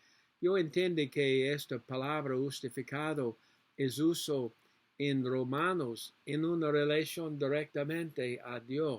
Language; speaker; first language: Spanish; non-native, learner; English